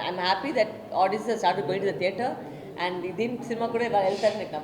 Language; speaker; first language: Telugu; non-native, local second language; Tamil